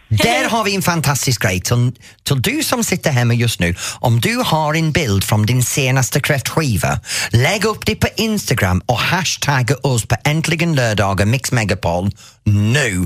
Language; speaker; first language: Swedish; non-native, fluent; English